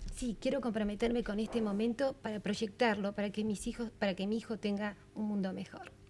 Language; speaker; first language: Spanish; early bilingual, other home language; Italian